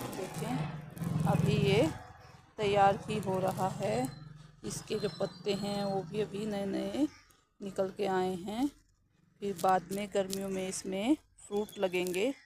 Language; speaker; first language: Hindi; non-native, local second language; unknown